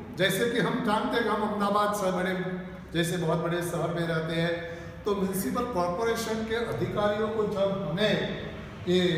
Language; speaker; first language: Hindi; non-native, local second language; Gujarati